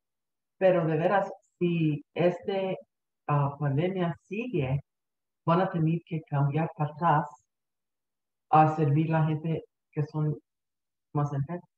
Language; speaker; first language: Spanish; early bilingual, heritage; Spanish